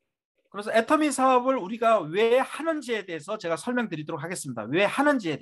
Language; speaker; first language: Korean; native; Korean